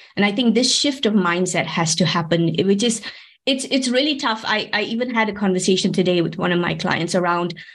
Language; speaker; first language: English; non-native, local second language; Tamil